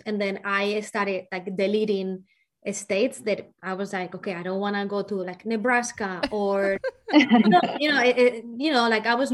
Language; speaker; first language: English; non-native, fluent; Spanish